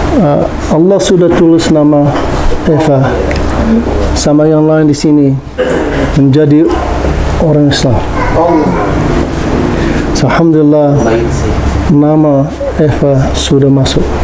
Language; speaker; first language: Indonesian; non-native, learner; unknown